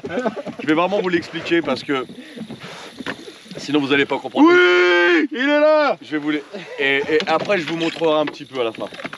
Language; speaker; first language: French; native; French